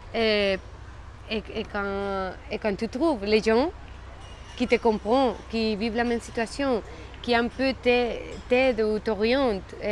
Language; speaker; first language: French; non-native, fluent; Spanish